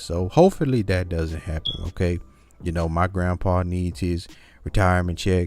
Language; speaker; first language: English; native; English